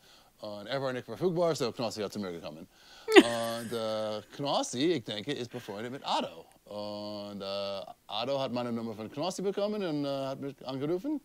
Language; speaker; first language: German; non-native, learner; English